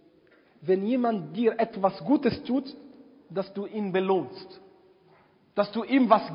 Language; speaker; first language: German; non-native, fluent; Arabic